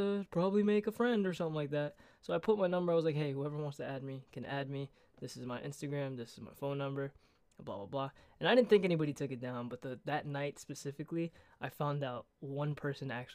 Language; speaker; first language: English; native; English